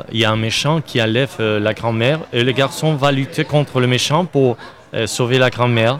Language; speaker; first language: French; non-native, learner; Spanish